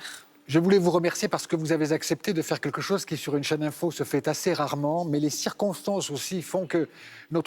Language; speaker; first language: French; native; French